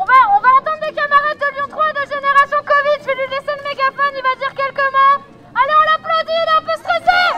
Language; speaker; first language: French; native; French